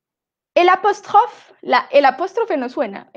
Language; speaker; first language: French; non-native, fluent; Spanish